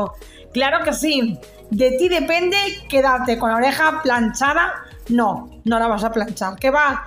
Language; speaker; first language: Spanish; native; Spanish